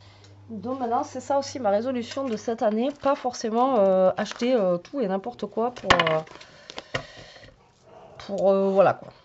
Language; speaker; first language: French; native; French